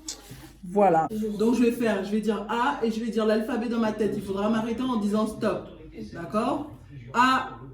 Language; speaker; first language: French; native; French